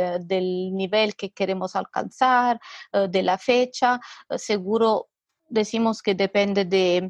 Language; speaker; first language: Spanish; non-native, fluent; Italian